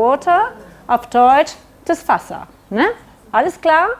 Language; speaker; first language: German; non-native, learner; Catalan